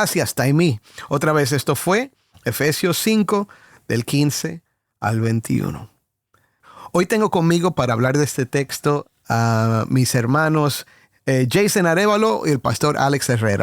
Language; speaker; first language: Spanish; native; Spanish